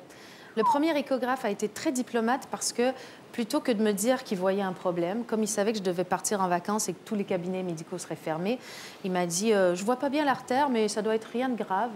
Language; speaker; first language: French; native; French